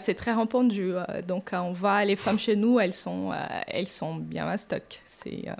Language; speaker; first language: French; non-native, fluent; Portuguese